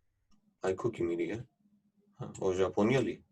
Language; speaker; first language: Turkish; non-native, fluent; Urdu